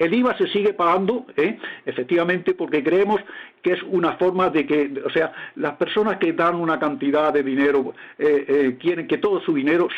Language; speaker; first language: Spanish; native; Spanish